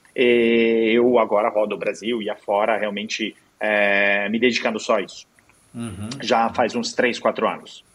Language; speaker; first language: Portuguese; non-native, fluent; Italian